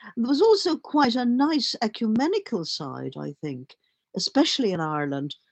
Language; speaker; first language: English; native; English